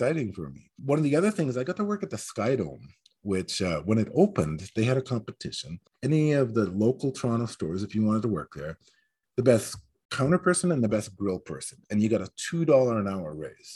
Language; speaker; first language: English; native; English